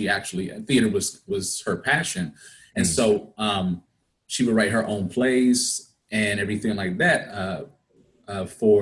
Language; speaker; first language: English; native; English